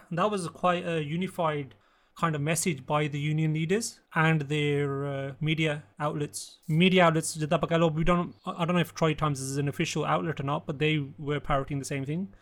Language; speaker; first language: Punjabi; early bilingual, heritage; Punjabi